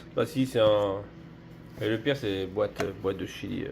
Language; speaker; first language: French; native; French